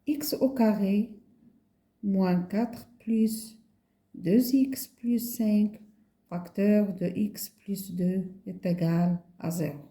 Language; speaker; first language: French; non-native, local second language; Arabic